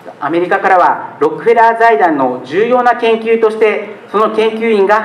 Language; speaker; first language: Japanese; native; Japanese